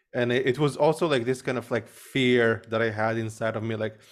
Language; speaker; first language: English; early bilingual, other home language; Arabic